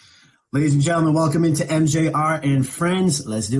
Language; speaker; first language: English; native; English